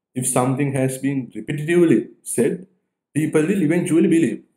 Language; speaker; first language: English; non-native, local second language; Sinhala